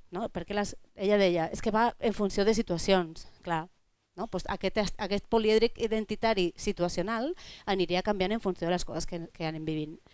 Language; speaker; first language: Catalan; non-native, local second language; Spanish